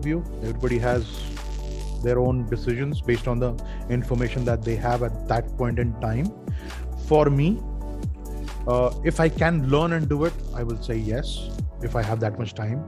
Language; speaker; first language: English; non-native, local second language; Hindi